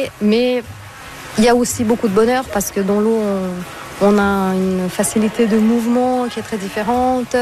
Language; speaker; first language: French; non-native, fluent; Portuguese